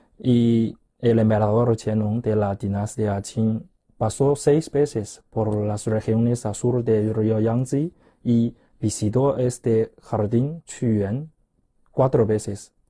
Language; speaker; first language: Spanish; non-native, fluent; Chinese